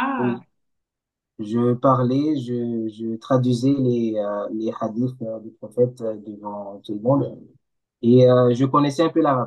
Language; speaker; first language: French; non-native, local second language; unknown